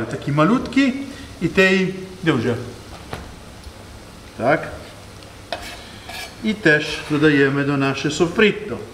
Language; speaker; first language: Polish; non-native, learner; Italian